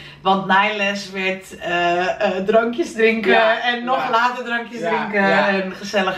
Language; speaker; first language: Dutch; native; Dutch